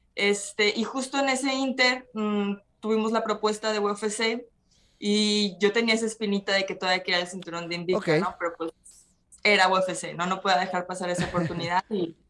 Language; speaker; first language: Spanish; native; Spanish